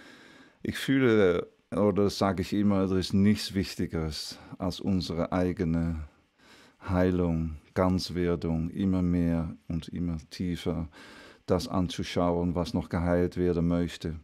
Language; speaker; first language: German; non-native, fluent; Dutch